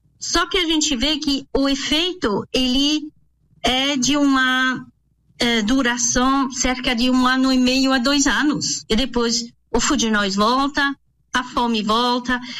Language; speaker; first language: Portuguese; non-native, fluent; French